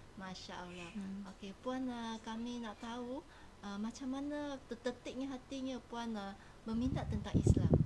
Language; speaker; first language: Malay; non-native, local second language; Chinese